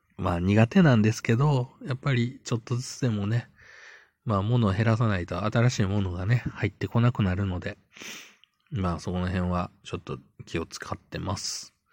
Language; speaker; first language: Japanese; native; Japanese